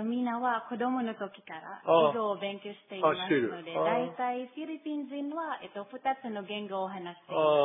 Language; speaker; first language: Japanese; non-native, learner; Filipino